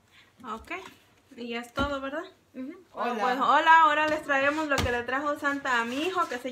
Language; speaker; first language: Spanish; native; Spanish